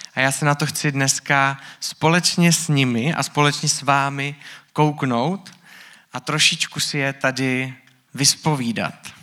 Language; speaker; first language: Czech; native; Czech